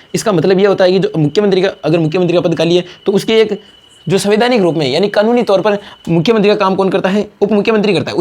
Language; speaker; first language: Hindi; native; Hindi